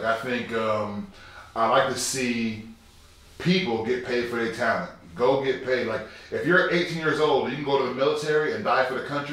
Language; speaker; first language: English; native; English